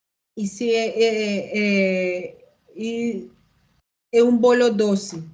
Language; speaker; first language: Portuguese; non-native, learner; Spanish